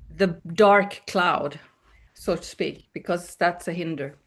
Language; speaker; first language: English; non-native, fluent; Swedish